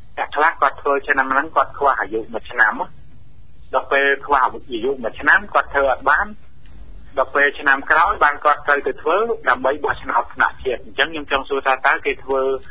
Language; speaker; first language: Khmer; native; Khmer